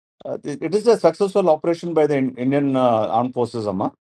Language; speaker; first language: English; non-native, local second language; Telugu